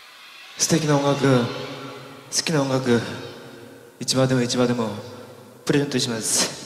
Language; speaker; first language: Japanese; non-native, fluent; Korean